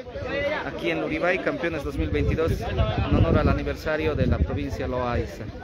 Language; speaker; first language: Spanish; native; Spanish